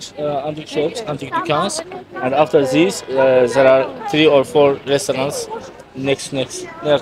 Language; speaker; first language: English; non-native, learner; Azerbaijani